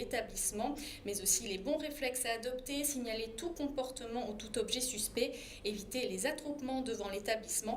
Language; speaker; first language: French; native; French